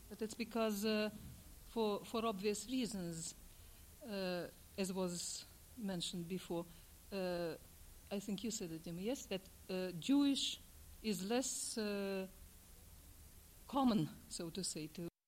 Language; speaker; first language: English; non-native, fluent; Russian